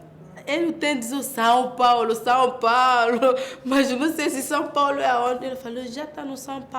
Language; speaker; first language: Portuguese; non-native, learner; French